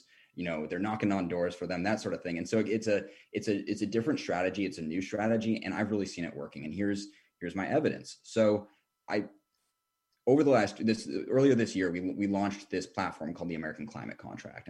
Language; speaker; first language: English; native; English